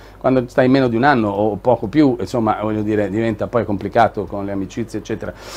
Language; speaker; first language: Italian; native; Italian